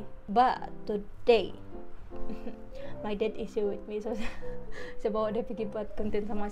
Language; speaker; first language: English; non-native, local second language; Malay